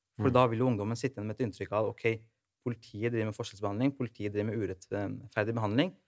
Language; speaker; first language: Norwegian; native; Norwegian